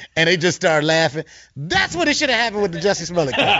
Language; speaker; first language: English; native; English